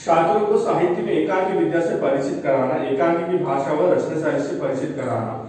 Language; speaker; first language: Hindi; non-native, local second language; Telugu